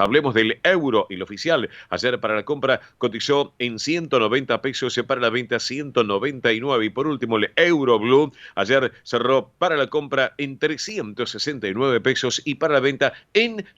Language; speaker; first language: Spanish; native; Spanish